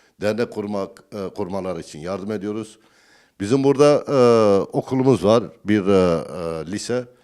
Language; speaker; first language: Turkish; native; Turkish